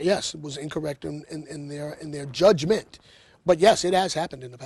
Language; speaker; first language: English; native; English